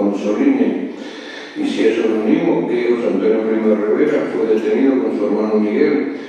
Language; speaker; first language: Spanish; native; Spanish